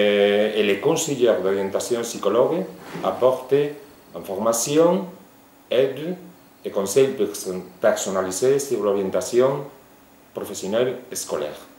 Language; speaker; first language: French; non-native, fluent; Spanish